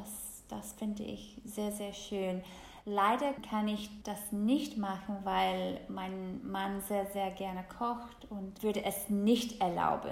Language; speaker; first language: German; non-native, fluent; English